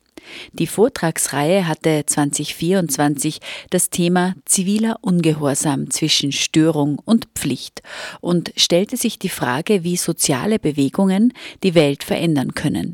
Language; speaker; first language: German; native; German